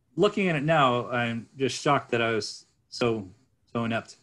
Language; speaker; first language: English; native; English